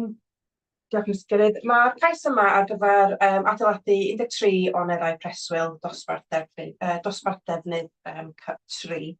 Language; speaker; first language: Welsh; native; Welsh